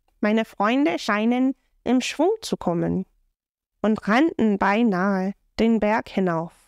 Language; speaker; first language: German; non-native, fluent; English